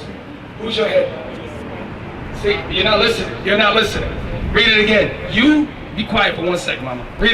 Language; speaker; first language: English; native; English